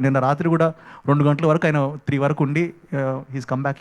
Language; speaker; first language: Telugu; native; Telugu